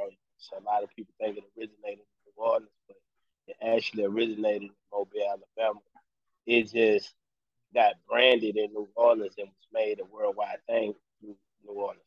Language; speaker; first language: English; native; English